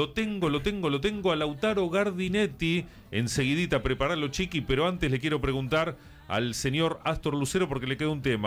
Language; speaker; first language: Spanish; native; Spanish